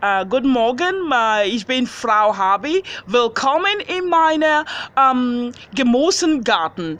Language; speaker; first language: German; non-native, learner; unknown